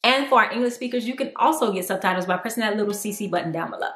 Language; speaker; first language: English; native; English